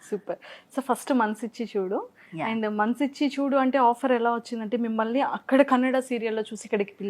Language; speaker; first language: Telugu; native; Telugu